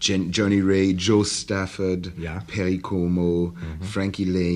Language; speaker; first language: German; non-native, learner; English